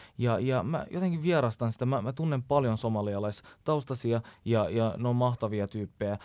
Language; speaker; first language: Finnish; early bilingual, other home language; Turkish